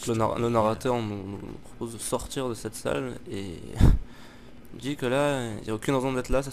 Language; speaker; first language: French; native; French